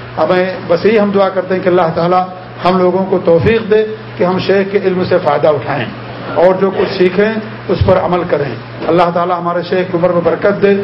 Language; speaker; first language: Urdu; native; Urdu